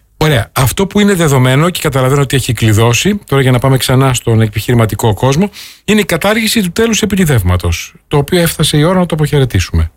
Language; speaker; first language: Greek; native; Greek